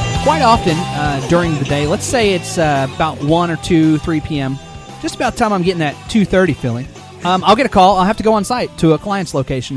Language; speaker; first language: English; native; English